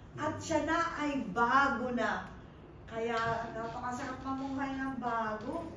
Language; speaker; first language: Filipino; non-native, local second language; Pampanga